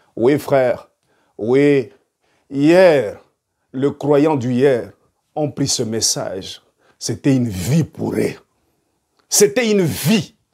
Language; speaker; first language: French; non-native, local second language; Lingala